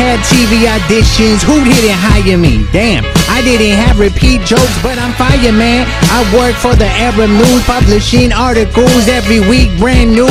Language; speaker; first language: English; native; English